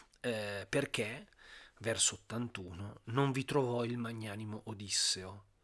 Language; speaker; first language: Italian; native; Italian